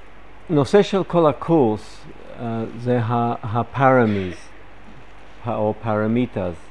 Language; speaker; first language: Hebrew; non-native, fluent; English